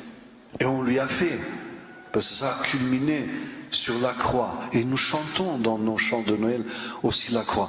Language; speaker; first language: French; non-native, fluent; Romanian